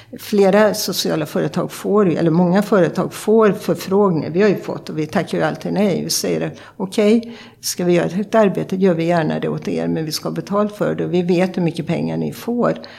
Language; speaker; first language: Swedish; native; Swedish